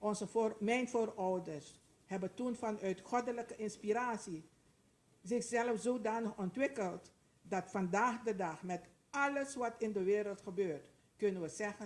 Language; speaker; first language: Dutch; non-native, local second language; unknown